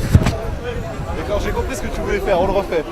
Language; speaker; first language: French; native; French